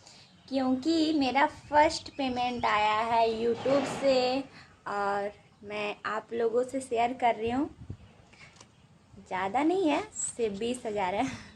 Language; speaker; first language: Hindi; non-native, local second language; Bhojpuri